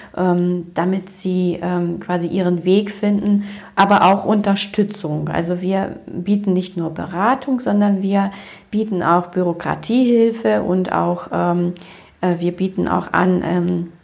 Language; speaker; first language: German; early bilingual, other home language; Romanian